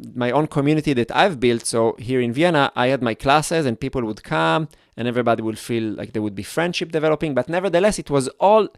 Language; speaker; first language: English; non-native, fluent; Hebrew